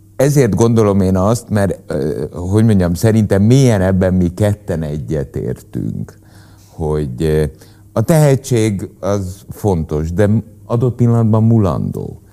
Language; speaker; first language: Hungarian; native; Hungarian